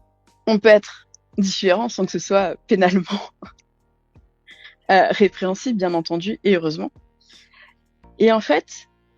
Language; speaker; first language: French; native; French